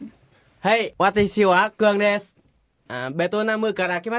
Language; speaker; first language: Japanese; non-native, learner; Vietnamese